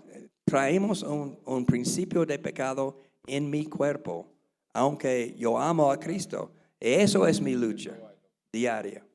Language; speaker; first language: Spanish; non-native, learner; English